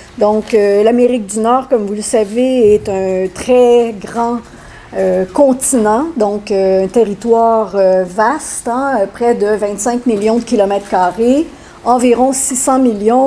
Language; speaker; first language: French; native; French